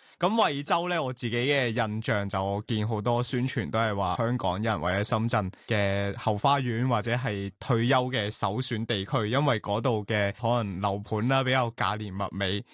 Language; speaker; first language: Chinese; non-native, local second language; Cantonese